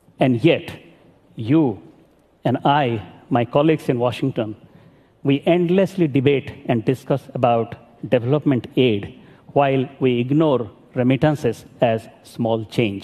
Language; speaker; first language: English; non-native, local second language; Odia